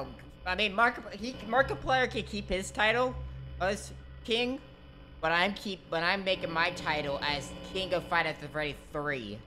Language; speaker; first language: English; native; English